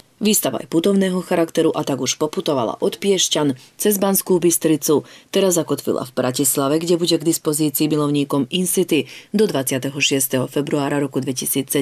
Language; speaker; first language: Slovak; early bilingual, heritage; Slovak